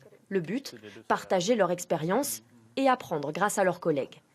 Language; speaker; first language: French; native; French